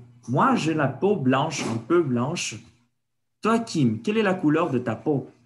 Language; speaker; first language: French; non-native, fluent; Spanish